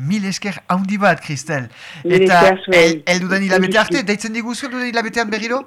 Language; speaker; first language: Basque; native; Basque